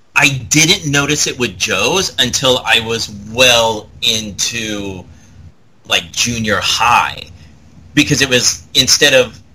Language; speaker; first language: English; native; English